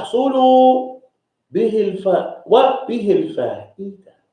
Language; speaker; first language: Arabic; non-native, fluent; English